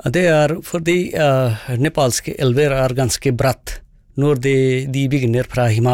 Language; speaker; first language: Norwegian; non-native, fluent; Nepali